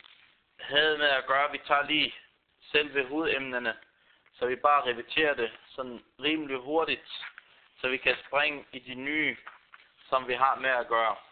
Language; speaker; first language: Danish; early bilingual, other home language; Arabic